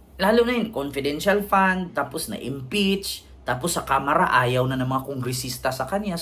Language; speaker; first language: Filipino; non-native, local second language; Cebuano